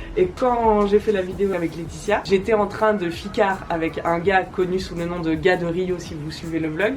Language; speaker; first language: French; native; French